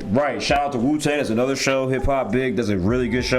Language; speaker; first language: English; native; English